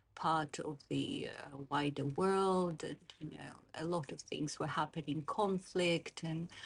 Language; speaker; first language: English; non-native, fluent; Azerbaijani